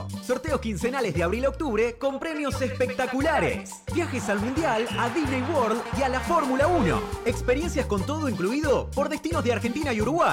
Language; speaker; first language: Spanish; native; Spanish